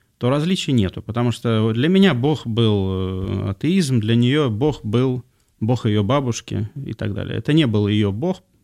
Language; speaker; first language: Russian; native; Russian